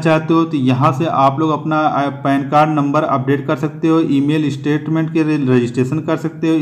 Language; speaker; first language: Hindi; native; Hindi